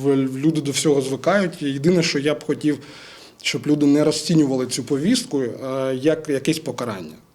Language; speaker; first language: Ukrainian; non-native, local second language; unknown